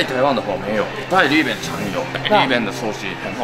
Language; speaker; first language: Chinese; non-native, learner; Japanese